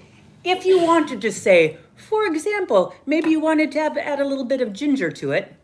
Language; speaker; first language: English; native; English